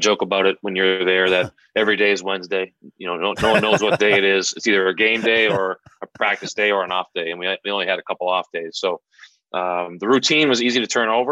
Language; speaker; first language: English; native; English